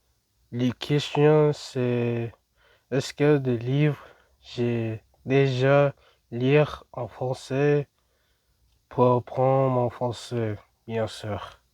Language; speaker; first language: French; non-native, learner; English